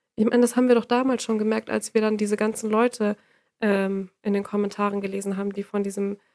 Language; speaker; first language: German; native; German